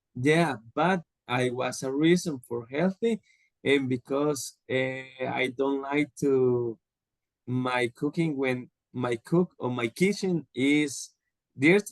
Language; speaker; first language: English; non-native, learner; Spanish